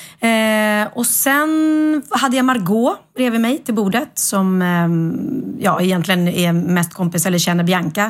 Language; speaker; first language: Swedish; native; Swedish